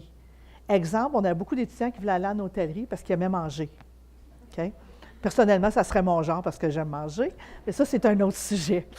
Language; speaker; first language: French; native; French